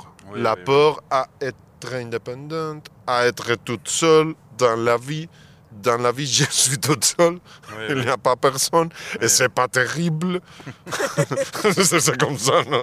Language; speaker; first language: French; non-native, fluent; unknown